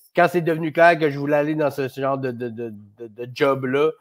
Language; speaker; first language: French; native; French